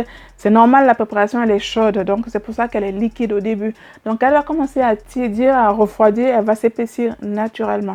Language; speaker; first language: French; native; French